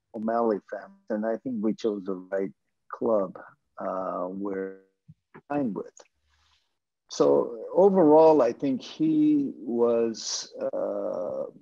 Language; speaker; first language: English; non-native, fluent; Japanese